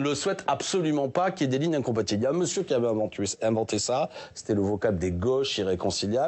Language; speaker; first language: French; native; French